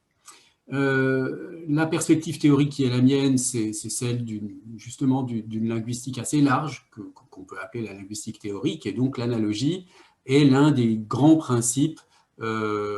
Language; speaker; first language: French; native; French